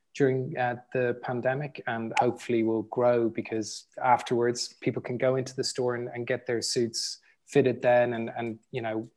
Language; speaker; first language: English; native; English